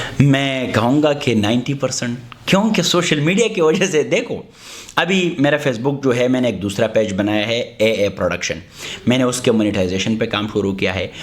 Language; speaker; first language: Urdu; non-native, local second language; Pashto